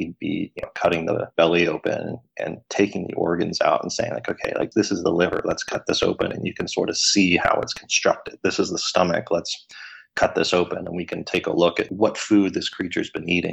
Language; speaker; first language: English; native; English